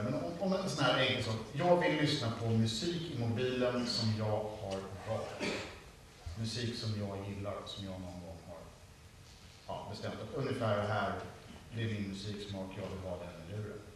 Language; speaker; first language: Swedish; native; Swedish